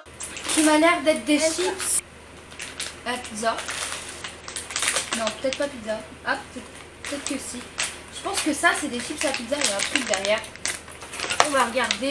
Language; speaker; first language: French; native; French